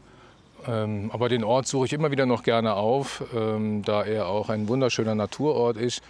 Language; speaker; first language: German; native; German